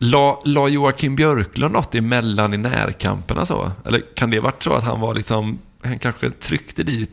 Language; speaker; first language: Swedish; native; Swedish